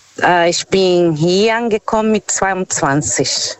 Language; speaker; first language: German; non-native, fluent; Portuguese